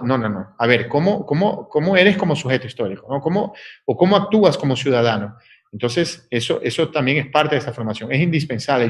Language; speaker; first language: Spanish; native; Spanish